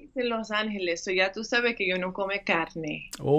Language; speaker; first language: Spanish; early bilingual, heritage; English